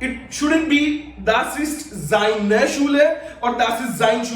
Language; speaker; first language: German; non-native, fluent; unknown